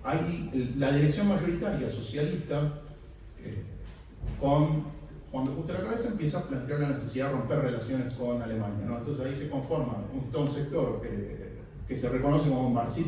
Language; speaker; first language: Spanish; native; Spanish